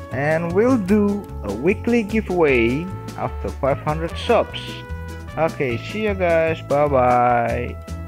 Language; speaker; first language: English; non-native, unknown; Indonesian